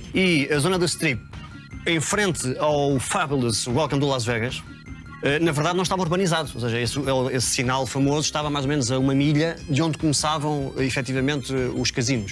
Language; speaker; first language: Portuguese; native; Portuguese